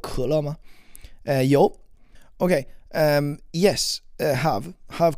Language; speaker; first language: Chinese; non-native, learner; English